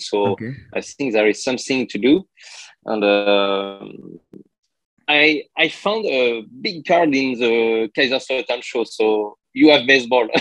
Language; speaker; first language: English; non-native, learner; French